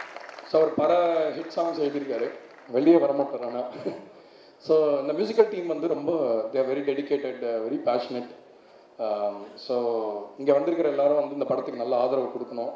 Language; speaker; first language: Tamil; native; Tamil